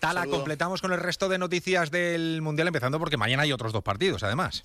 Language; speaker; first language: Spanish; native; Spanish